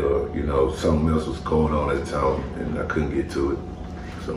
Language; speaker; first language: English; native; English